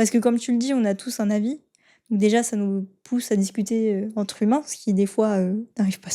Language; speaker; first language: French; native; French